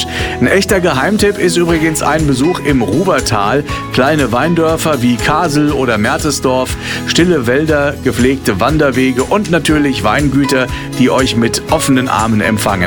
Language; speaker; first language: German; native; German